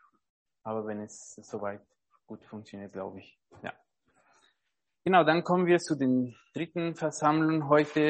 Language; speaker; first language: German; non-native, fluent; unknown